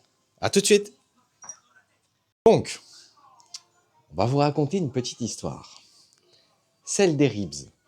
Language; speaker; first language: French; native; French